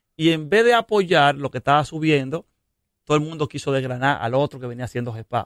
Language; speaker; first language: Spanish; native; Spanish